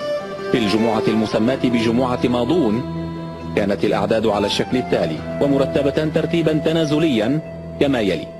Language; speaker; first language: Arabic; native; Arabic